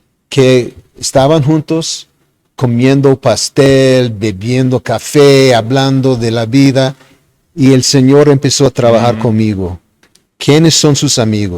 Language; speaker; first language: Spanish; non-native, fluent; English